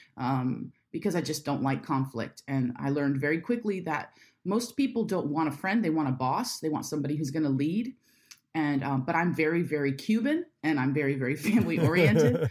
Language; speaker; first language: English; native; English